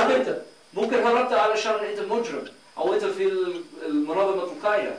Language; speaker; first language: Arabic; non-native, learner; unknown